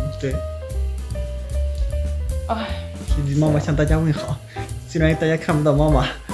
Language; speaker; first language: Chinese; native; Chinese